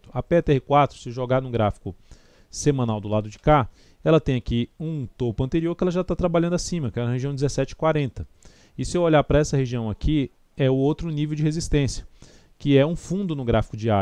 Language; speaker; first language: Portuguese; native; Portuguese